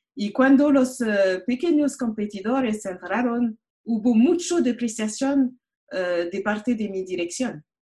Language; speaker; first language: Spanish; non-native, fluent; French